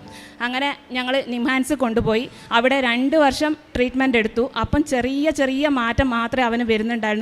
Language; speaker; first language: Malayalam; native; Malayalam